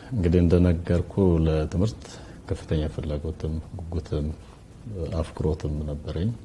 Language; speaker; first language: Amharic; non-native, local second language; Wolaytta